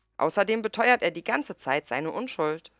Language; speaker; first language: German; native; German